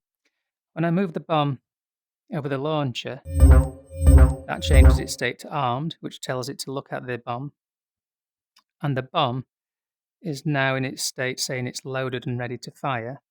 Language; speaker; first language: English; native; English